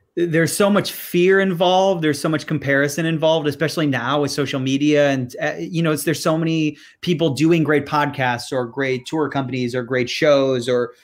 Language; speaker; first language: English; native; English